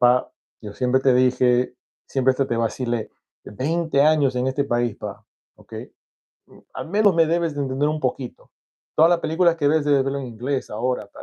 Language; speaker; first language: Spanish; early bilingual, other home language; English